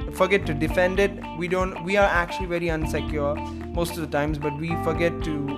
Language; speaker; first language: English; non-native, local second language; Malayalam